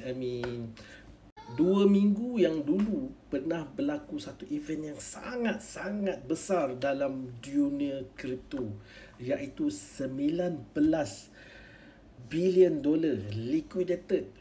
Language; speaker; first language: Malay; native; Malay